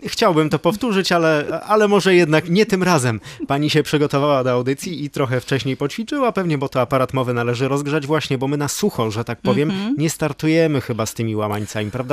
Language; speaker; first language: Polish; native; Polish